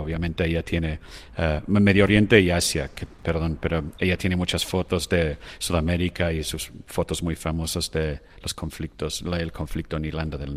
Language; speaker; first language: Spanish; non-native, fluent; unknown